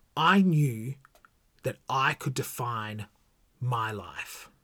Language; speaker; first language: English; native; English